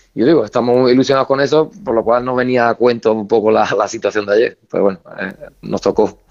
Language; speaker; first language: Spanish; native; Spanish